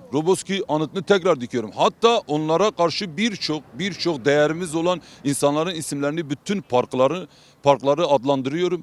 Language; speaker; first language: Turkish; non-native, local second language; Kurdish